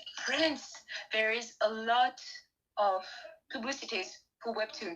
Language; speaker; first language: English; non-native, learner; French